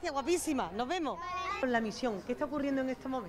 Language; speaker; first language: Spanish; native; Spanish